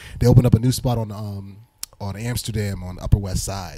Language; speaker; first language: English; native; English